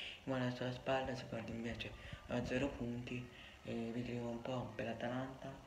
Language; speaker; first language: Italian; native; Italian